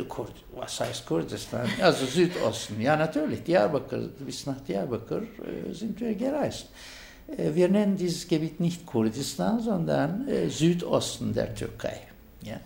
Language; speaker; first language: German; non-native, fluent; Turkish